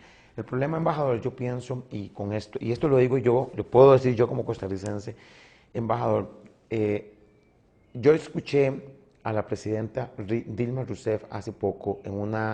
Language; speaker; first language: Spanish; native; Spanish